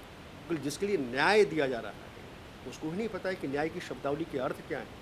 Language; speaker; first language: Hindi; native; Hindi